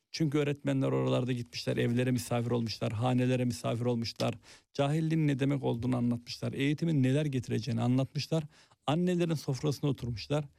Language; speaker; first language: Turkish; native; Turkish